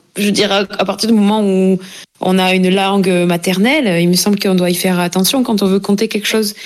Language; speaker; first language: French; native; French